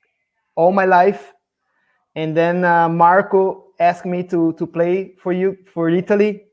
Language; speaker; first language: English; non-native, fluent; Portuguese